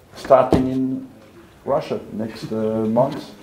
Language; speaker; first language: English; non-native, fluent; French